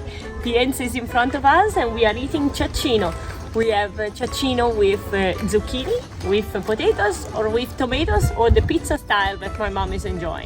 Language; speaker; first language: English; non-native, fluent; Italian